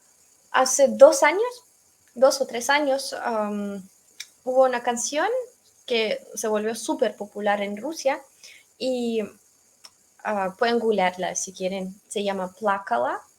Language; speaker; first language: Spanish; non-native, fluent; Russian